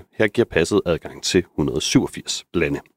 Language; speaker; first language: Danish; native; Danish